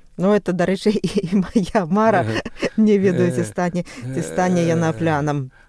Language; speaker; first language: Belarusian; non-native, local second language; Russian